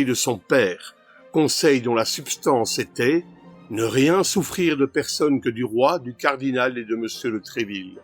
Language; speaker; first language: French; native; French